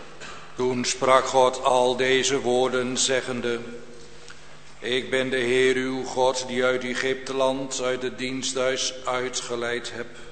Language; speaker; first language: Dutch; native; Dutch